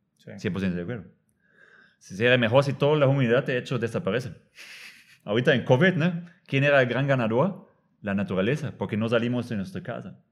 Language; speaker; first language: Spanish; non-native, fluent; German